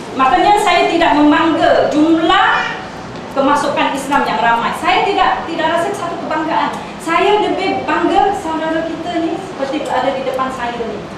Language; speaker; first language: Malay; non-native, local second language; Chinese